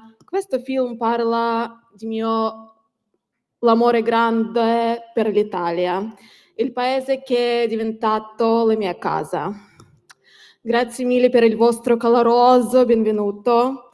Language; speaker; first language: Italian; non-native, learner; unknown